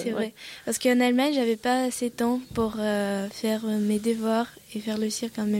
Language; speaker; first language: French; non-native, learner; Russian